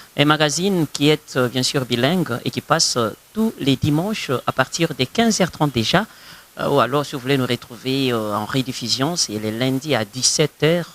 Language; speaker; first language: French; non-native, local second language; Lingala